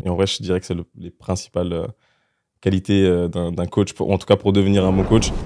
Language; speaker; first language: French; native; French